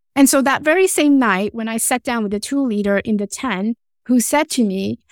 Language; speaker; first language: English; non-native, fluent; Chinese